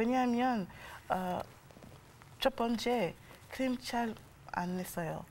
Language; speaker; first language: Korean; non-native, learner; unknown